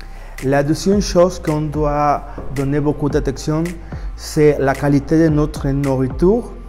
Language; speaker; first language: French; non-native, learner; Spanish